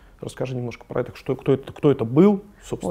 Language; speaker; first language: Russian; native; Russian